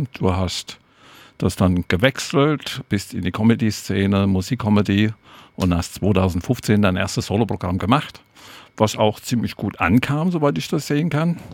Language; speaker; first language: German; native; German